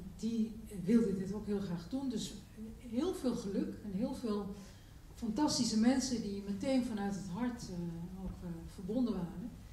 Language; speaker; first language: Dutch; early bilingual, other home language; Turkish